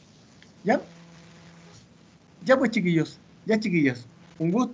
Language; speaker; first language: Spanish; native; Spanish